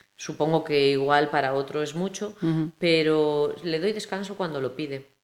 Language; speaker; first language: Spanish; native; Spanish